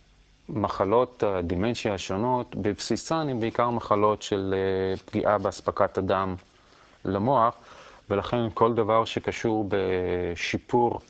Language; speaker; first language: Hebrew; native; Hebrew